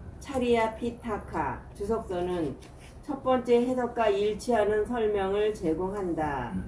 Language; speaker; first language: Korean; native; Korean